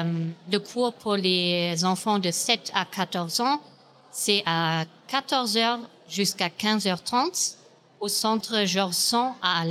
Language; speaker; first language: French; non-native, fluent; German